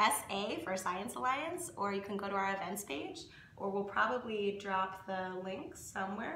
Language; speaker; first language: English; native; English